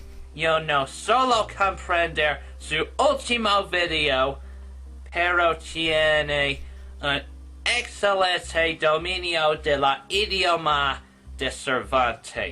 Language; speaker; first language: Spanish; non-native, learner; English